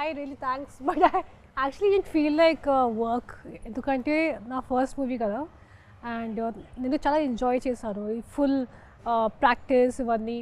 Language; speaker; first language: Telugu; non-native, fluent; Hindi